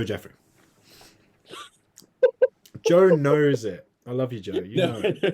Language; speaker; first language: English; native; English